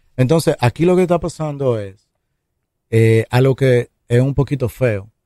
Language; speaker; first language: Spanish; native; Spanish